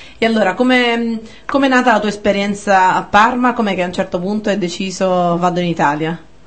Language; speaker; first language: Italian; native; Italian